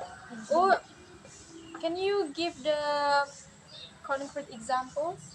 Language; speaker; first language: English; non-native, learner; Indonesian